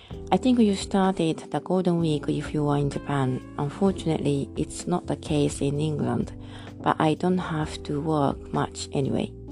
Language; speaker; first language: English; non-native, fluent; Japanese